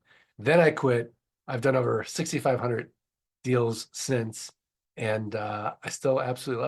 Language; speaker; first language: English; native; English